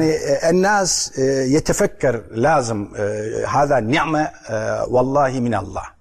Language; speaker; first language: Arabic; non-native, learner; Turkish